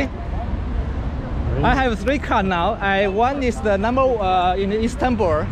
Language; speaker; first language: English; non-native, learner; Chinese